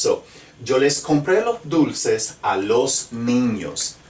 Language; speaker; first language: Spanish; non-native, fluent; English